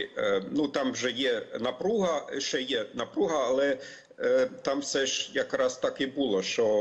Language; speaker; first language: Ukrainian; non-native, fluent; German